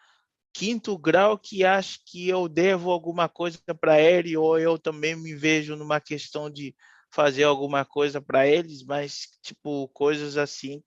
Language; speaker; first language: Portuguese; non-native, fluent; Haitian Creole